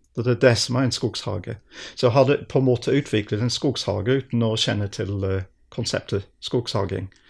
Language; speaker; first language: Norwegian; non-native, fluent; English